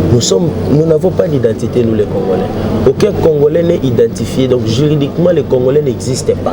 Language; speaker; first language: French; non-native, local second language; Lingala